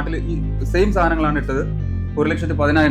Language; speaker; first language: Malayalam; non-native, local second language; Tamil